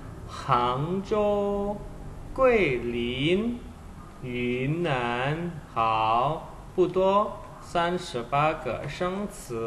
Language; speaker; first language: Chinese; non-native, fluent; Indonesian